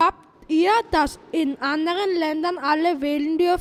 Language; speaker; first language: German; native; German